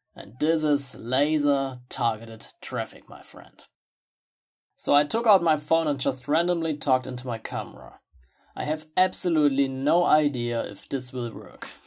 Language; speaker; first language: English; non-native, fluent; German